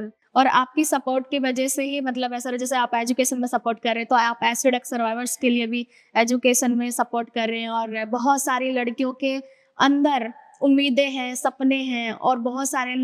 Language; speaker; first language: Hindi; native; Hindi